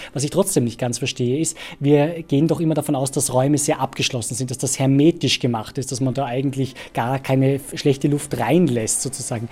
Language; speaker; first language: German; native; German